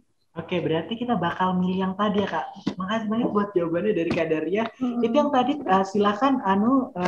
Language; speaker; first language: Indonesian; native; Indonesian